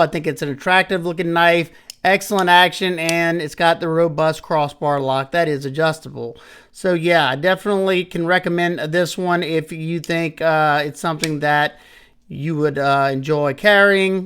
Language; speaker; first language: English; native; English